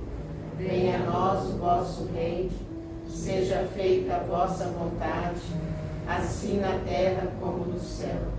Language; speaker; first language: Portuguese; native; Portuguese